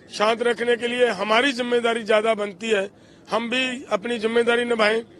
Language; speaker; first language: Hindi; non-native, local second language; Punjabi